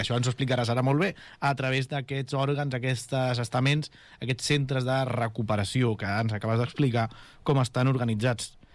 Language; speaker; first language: Catalan; native; Catalan